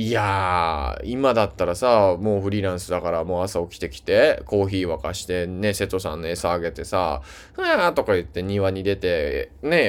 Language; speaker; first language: Japanese; native; Japanese